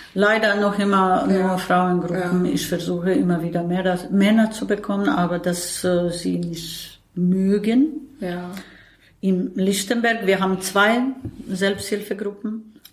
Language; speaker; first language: German; non-native, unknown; Bosnian